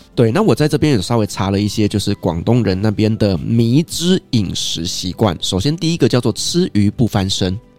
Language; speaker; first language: Chinese; native; Chinese